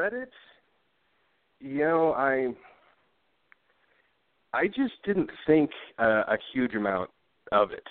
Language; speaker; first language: English; native; English